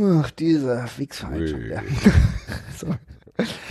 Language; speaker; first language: German; native; German